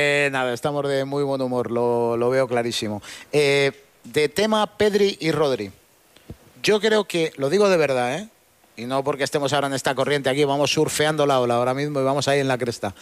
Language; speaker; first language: Spanish; native; Spanish